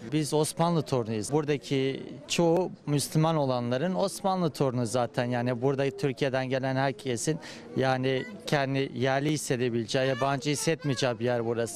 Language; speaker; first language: Turkish; non-native, fluent; Bosnian